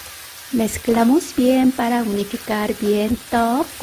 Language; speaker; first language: Spanish; non-native, fluent; Korean